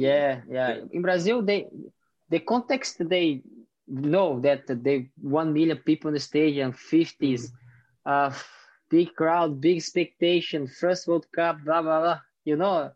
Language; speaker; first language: English; non-native, fluent; Portuguese